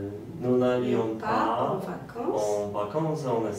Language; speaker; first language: French; non-native, learner; Polish